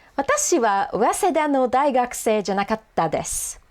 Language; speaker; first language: Japanese; non-native, fluent; English